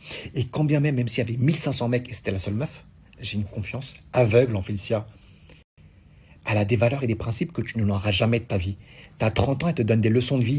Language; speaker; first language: French; native; French